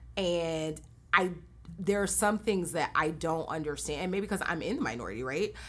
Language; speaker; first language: English; native; English